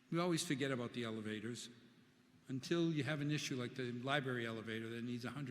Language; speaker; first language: English; early bilingual, other home language; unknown